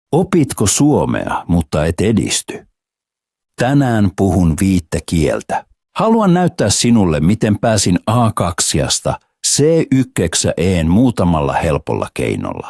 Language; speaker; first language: Finnish; non-native, fluent; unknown